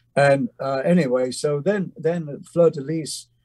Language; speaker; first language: English; native; English